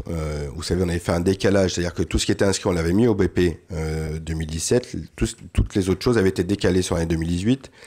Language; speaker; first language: French; native; French